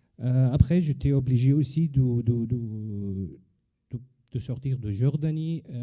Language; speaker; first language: French; non-native, learner; Arabic